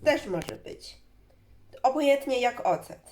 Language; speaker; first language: Polish; non-native, learner; Chinese